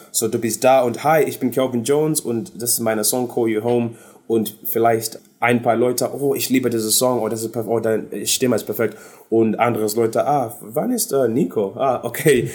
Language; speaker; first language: German; non-native, learner; English